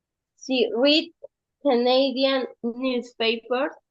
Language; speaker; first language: English; non-native, learner; Spanish